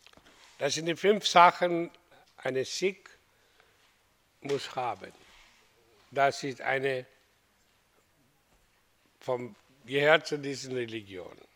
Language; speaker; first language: German; non-native, learner; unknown